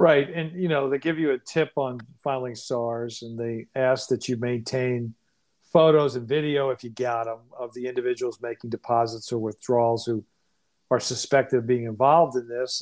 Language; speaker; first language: English; native; English